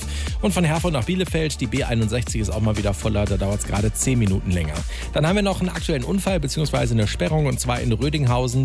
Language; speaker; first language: German; native; German